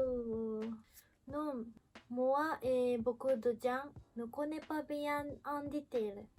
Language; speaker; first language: French; non-native, learner; Japanese